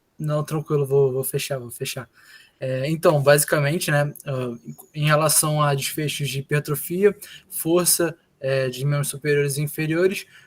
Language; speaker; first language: Portuguese; native; Portuguese